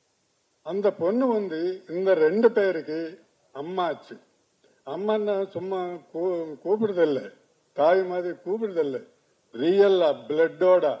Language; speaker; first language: Tamil; non-native, learner; Telugu